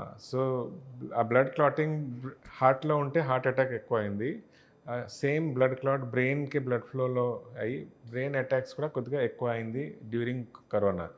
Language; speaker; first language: Telugu; non-native, local second language; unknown